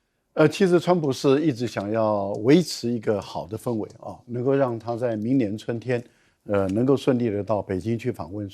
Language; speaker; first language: Chinese; native; Chinese